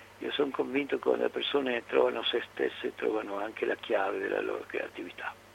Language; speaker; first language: Italian; non-native, fluent; Spanish